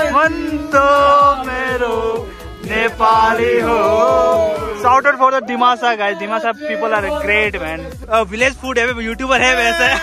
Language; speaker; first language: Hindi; non-native, local second language; Nepali